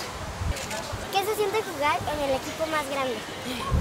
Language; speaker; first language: Spanish; native; Spanish